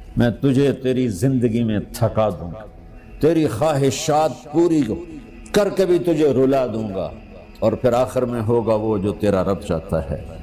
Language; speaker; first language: Urdu; non-native, local second language; Punjabi